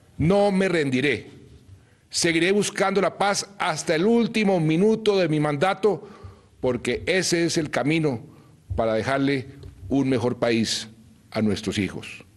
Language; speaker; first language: Spanish; native; Spanish